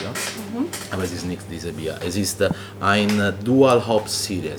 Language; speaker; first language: German; non-native, learner; Italian